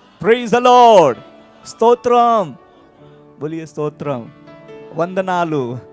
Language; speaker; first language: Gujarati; non-native, local second language; Marathi